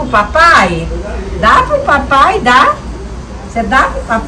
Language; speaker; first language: Portuguese; native; Portuguese